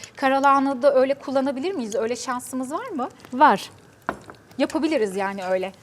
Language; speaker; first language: Turkish; native; Turkish